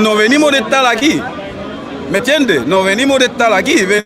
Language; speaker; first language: Spanish; non-native, learner; Haitian Creole